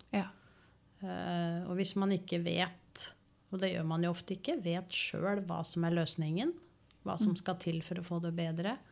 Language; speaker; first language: Norwegian; native; Norwegian